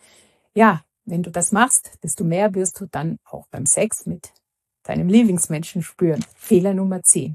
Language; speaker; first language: German; native; German